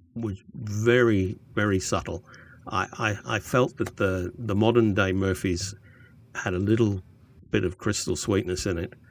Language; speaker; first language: English; native; English